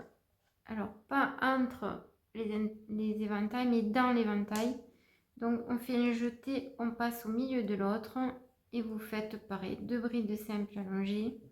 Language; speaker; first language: French; native; French